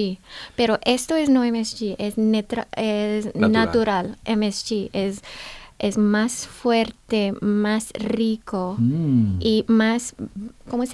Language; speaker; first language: Spanish; non-native, learner; Indonesian